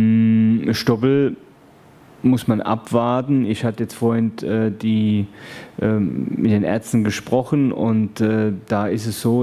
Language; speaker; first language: German; native; German